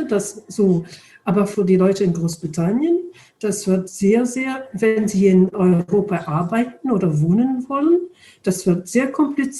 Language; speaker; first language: German; non-native, fluent; English